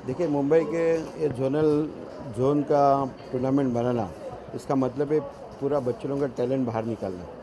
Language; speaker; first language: Hindi; non-native, local second language; Marathi